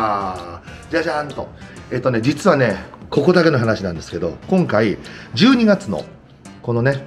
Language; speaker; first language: Japanese; native; Japanese